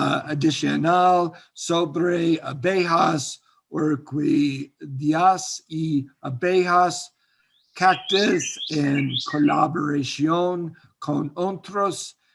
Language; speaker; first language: Spanish; non-native, learner; English